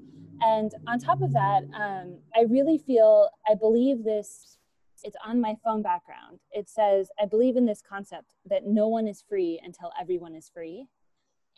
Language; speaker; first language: English; native; English